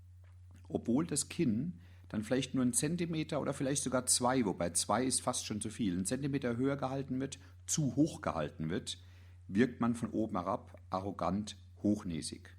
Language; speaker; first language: German; native; German